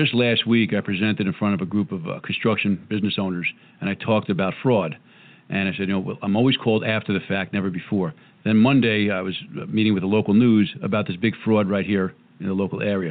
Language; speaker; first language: English; native; English